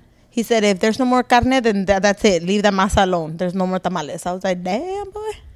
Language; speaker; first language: English; early bilingual, other home language; Spanish